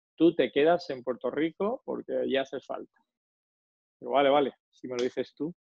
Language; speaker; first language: Spanish; native; Spanish